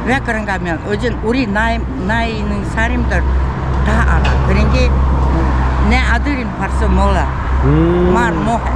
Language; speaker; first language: Korean; early bilingual, heritage; Korean